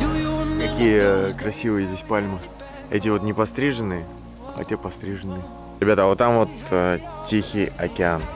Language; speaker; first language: Russian; native; Russian